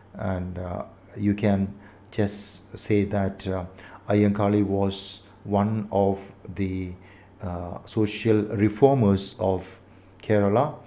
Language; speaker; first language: English; non-native, local second language; Malayalam